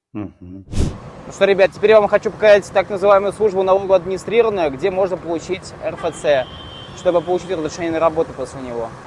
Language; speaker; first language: Russian; native; Russian